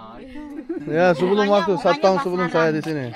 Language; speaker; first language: Indonesian; non-native, learner; Turkish